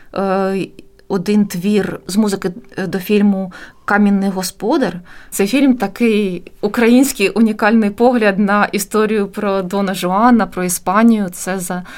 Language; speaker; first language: Ukrainian; native; Ukrainian